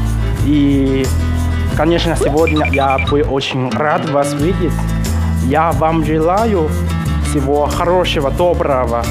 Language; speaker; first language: Russian; non-native, learner; Chinese